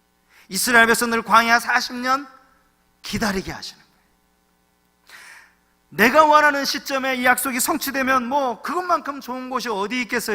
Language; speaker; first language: Korean; native; Korean